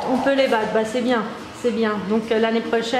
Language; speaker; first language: French; native; French